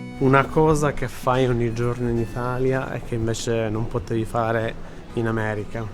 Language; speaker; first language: Italian; native; Italian